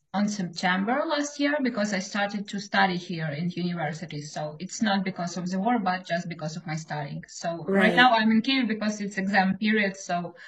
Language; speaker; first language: English; non-native, fluent; Ukrainian